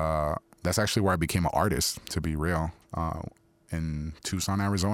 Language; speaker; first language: English; early bilingual, other home language; Spanish